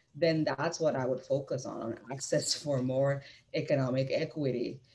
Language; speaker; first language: English; non-native, fluent; Spanish